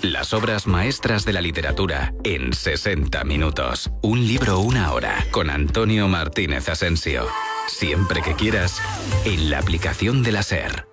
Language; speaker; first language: Spanish; native; Spanish